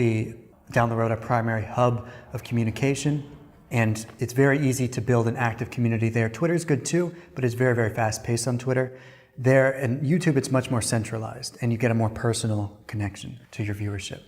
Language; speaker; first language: English; native; English